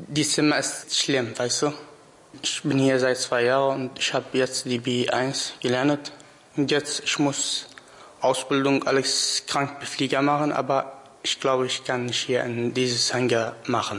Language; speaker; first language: German; non-native, learner; Arabic